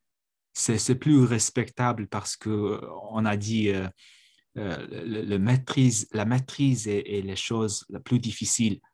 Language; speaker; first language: French; non-native, fluent; Mongolian